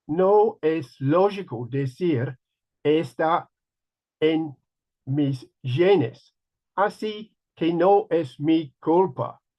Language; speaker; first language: Spanish; non-native, learner; English